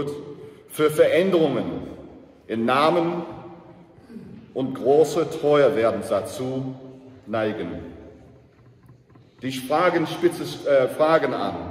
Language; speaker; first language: German; non-native, learner; English